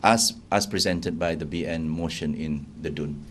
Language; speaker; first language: English; non-native, local second language; Malay